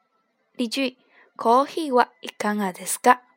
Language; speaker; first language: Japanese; non-native, fluent; Chinese